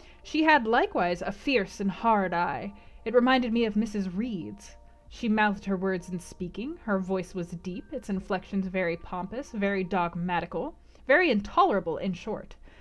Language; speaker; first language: English; native; English